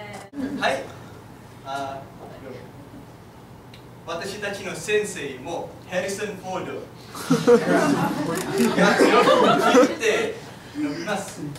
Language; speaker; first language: Japanese; non-native, learner; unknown